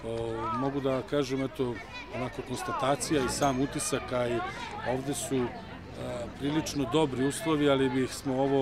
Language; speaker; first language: Serbian; native; Serbian